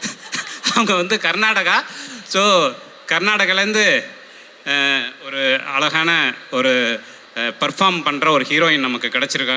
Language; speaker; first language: Tamil; native; Tamil